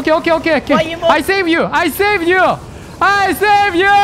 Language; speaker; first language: English; non-native, learner; Korean